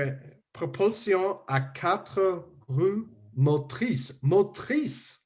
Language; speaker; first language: French; non-native, learner; English